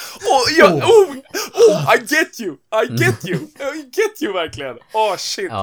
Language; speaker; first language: Swedish; native; Swedish